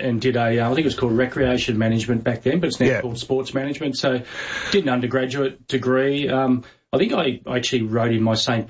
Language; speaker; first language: English; native; English